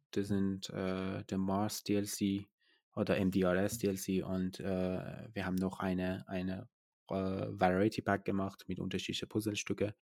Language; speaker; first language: German; non-native, fluent; Persian